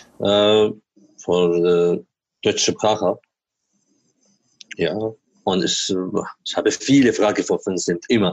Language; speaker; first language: German; non-native, learner; Arabic